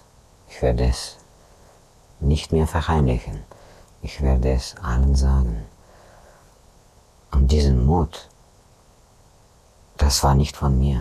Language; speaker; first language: German; non-native, fluent; Russian